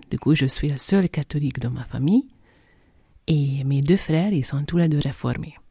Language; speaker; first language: French; non-native, fluent; Hungarian